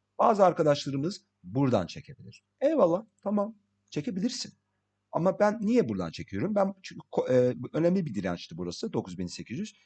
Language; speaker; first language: Turkish; early bilingual, heritage; English